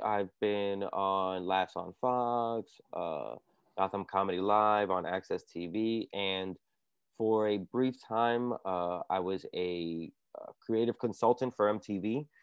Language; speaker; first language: English; early bilingual, other home language; Spanish